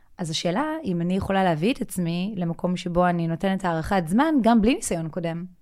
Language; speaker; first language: Hebrew; native; Hebrew